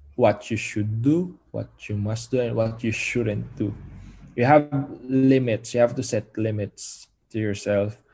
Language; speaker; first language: English; non-native, local second language; Filipino